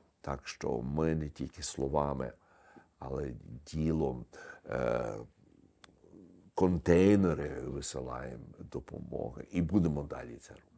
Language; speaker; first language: Ukrainian; early bilingual, heritage; Ukrainian